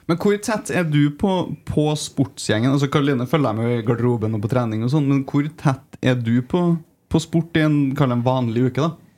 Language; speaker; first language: Norwegian; native; Norwegian